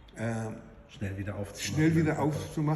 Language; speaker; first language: German; native; German